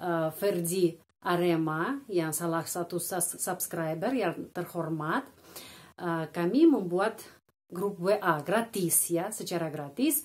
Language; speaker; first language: Indonesian; non-native, fluent; Russian